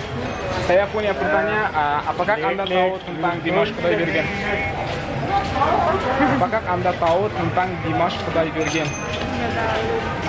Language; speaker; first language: Indonesian; non-native, learner; Kazakh